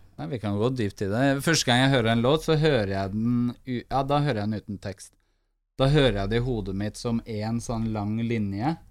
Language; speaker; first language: Norwegian; native; Norwegian